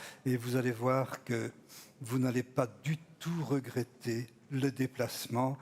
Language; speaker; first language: French; native; French